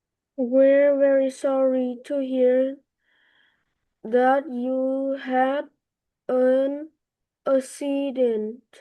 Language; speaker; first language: English; non-native, learner; Vietnamese